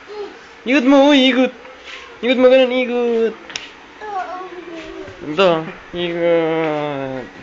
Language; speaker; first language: Filipino; native; Filipino